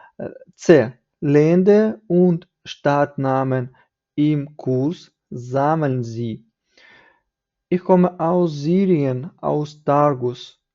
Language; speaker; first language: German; non-native, fluent; Ukrainian